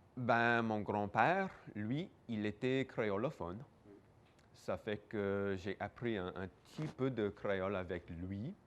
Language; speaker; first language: French; non-native, local second language; English